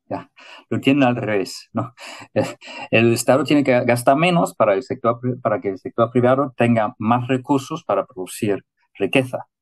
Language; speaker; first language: Spanish; non-native, fluent; German